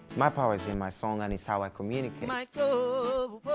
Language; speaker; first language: English; non-native, local second language; Ganda